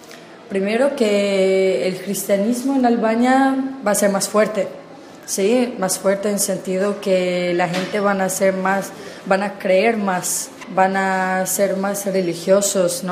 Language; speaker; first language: Spanish; non-native, fluent; Albanian